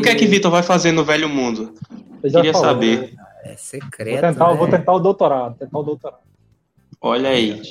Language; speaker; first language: Portuguese; native; Portuguese